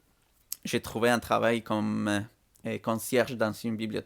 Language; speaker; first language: French; non-native, fluent; Spanish